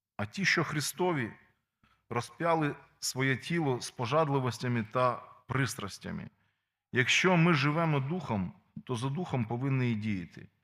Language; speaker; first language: Ukrainian; non-native, local second language; Russian